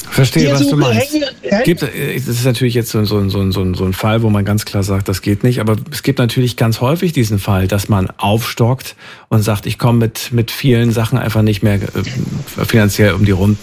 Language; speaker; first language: German; native; German